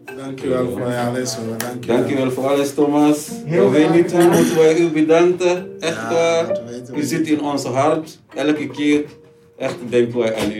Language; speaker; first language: Dutch; non-native, learner; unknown